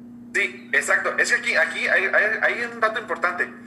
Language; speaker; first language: Spanish; native; Spanish